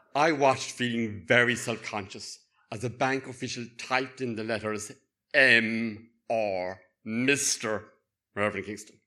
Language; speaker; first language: English; native; English